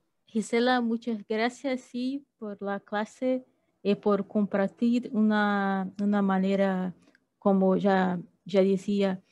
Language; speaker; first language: Spanish; non-native, fluent; Portuguese